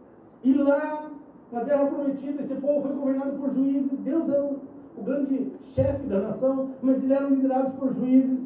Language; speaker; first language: Portuguese; native; Portuguese